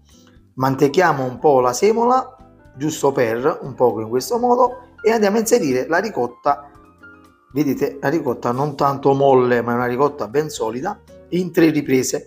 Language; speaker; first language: Italian; native; Italian